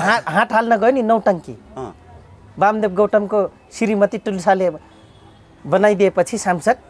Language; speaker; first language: Nepali; non-native, local second language; Dangaura Tharu